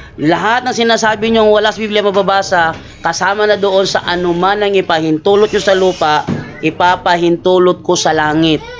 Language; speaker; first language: Filipino; non-native, local second language; Cebuano